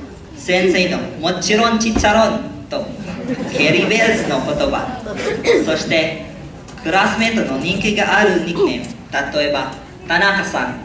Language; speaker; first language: Japanese; non-native, learner; Filipino